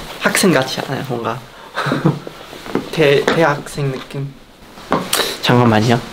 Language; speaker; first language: Korean; non-native, fluent; Chinese